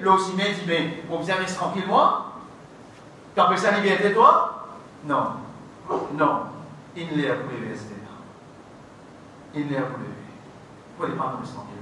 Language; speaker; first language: French; non-native, local second language; Morisyen